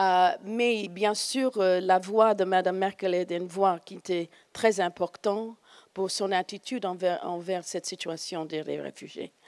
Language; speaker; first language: French; non-native, fluent; English